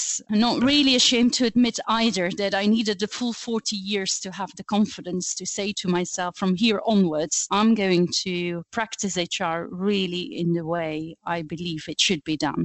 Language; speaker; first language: English; non-native, fluent; Dutch